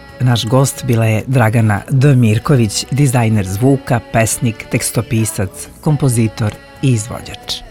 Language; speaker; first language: Serbian; native; Serbian